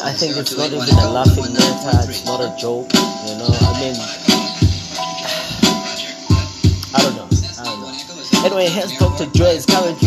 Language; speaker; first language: English; non-native, local second language; Zulu